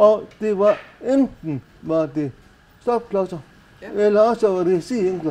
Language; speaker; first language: Danish; native; Danish